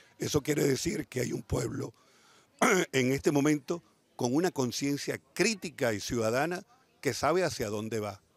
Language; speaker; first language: Spanish; native; Spanish